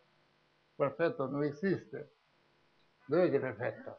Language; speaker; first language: Italian; non-native, learner; Tibetan